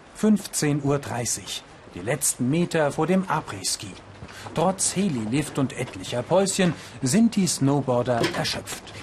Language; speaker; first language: German; native; German